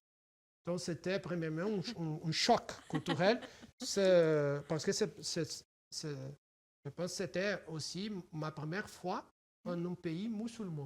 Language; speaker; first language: French; non-native, fluent; Portuguese